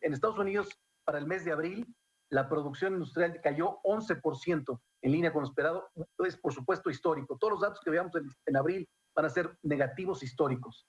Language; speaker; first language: Spanish; native; Spanish